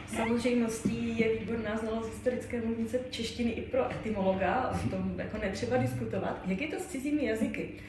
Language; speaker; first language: Czech; native; Czech